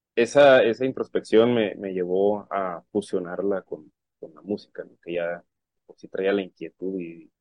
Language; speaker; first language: Spanish; native; Spanish